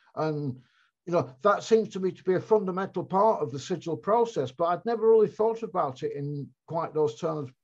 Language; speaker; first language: English; native; English